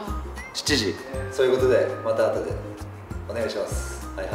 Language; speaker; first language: Japanese; native; Japanese